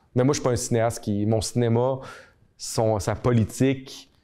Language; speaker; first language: French; native; French